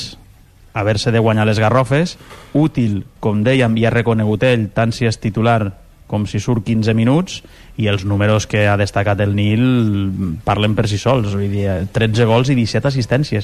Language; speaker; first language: Catalan; native; Catalan